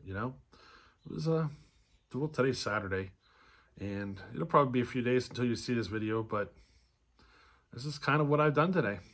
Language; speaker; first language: English; native; English